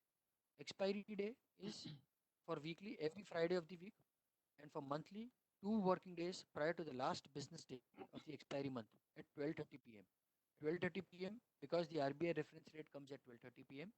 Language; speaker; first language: English; non-native, local second language; Hindi